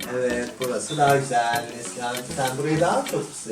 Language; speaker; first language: Turkish; native; Turkish